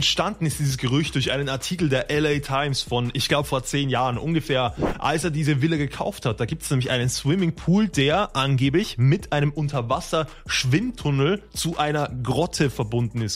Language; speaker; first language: German; native; German